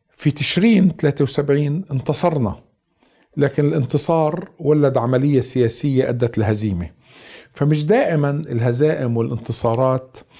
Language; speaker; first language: Arabic; native; Arabic